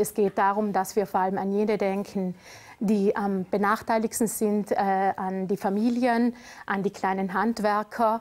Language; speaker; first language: German; native; German